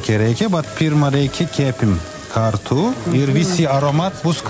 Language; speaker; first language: Lithuanian; non-native, learner; Turkish